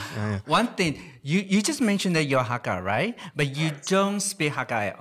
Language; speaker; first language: English; non-native, fluent; Chinese